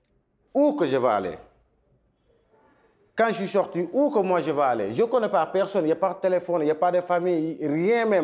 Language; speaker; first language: French; non-native, learner; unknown